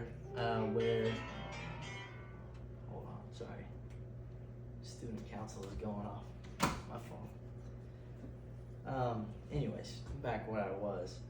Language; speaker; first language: English; native; English